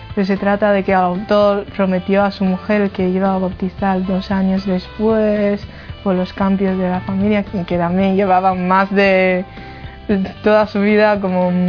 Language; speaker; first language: Spanish; non-native, fluent; Chinese